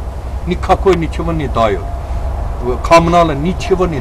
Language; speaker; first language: Russian; non-native, learner; Azerbaijani